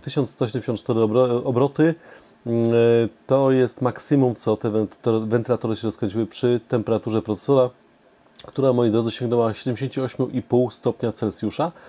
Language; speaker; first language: Polish; native; Polish